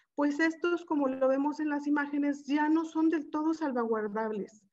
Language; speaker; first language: Spanish; native; Spanish